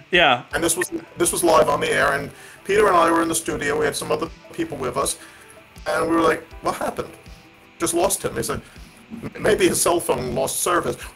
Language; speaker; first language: English; native; English